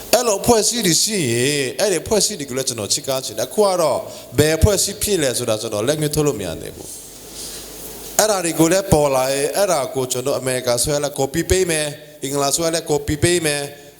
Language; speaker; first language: Burmese; non-native, local second language; Hakha Chin